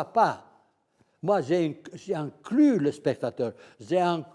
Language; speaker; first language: French; non-native, fluent; Italian